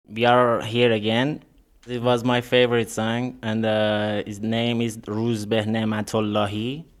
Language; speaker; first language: English; non-native, learner; Persian